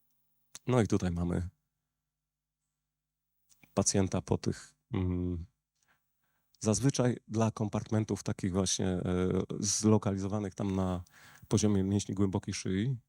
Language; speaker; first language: Polish; native; Polish